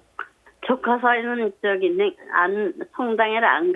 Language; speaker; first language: Korean; native; Korean